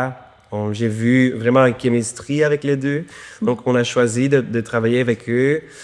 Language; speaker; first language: French; non-native, local second language; Dutch